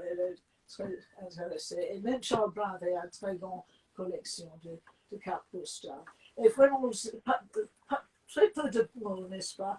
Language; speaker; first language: French; non-native, fluent; English